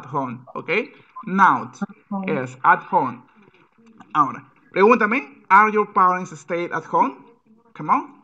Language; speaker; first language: English; non-native, fluent; Spanish